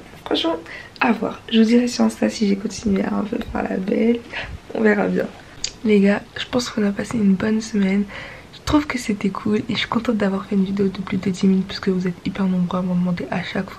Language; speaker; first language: French; native; French